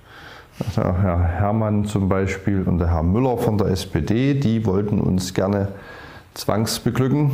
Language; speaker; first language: German; native; German